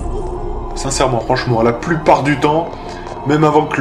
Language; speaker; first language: French; native; French